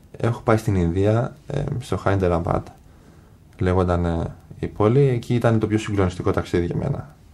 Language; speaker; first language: Greek; early bilingual, other home language; English